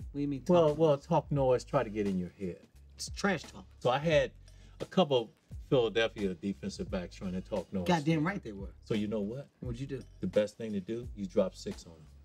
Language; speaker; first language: English; native; English